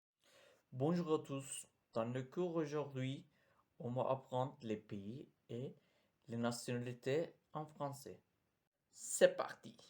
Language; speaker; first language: French; non-native, learner; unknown